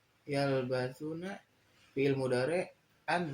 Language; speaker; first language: Arabic; non-native, learner; Indonesian